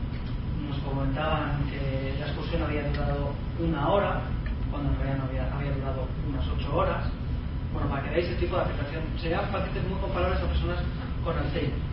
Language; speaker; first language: Spanish; native; Spanish